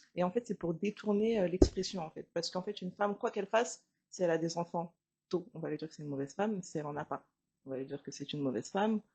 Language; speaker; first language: French; early bilingual, other home language; Lingala